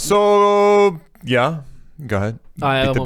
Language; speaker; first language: German; non-native, learner; English